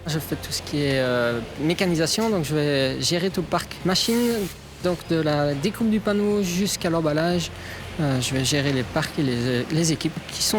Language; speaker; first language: French; native; French